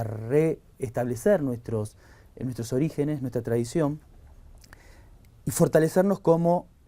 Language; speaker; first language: Spanish; native; Spanish